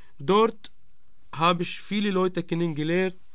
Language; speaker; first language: German; non-native, learner; Arabic